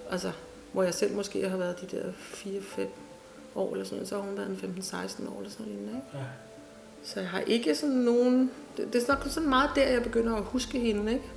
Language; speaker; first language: Danish; native; Danish